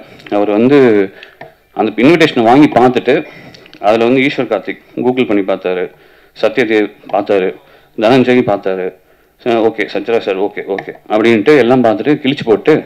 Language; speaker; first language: Tamil; native; Tamil